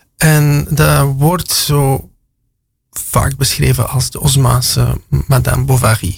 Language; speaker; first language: Dutch; native; Dutch